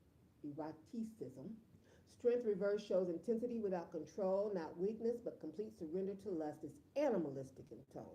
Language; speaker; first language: English; native; English